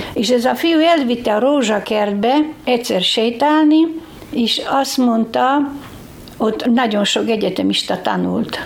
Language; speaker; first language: Hungarian; non-native, local second language; Slovak